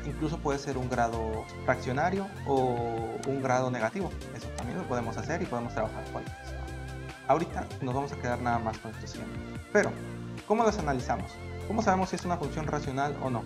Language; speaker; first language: Spanish; native; Spanish